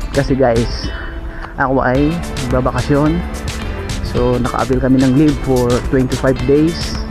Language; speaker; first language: Filipino; non-native, local second language; Cebuano